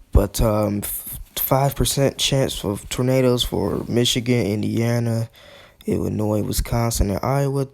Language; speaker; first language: English; native; English